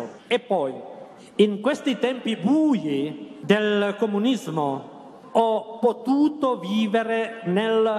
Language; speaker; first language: Italian; non-native, fluent; Czech